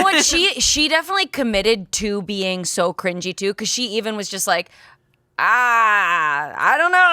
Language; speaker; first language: English; native; English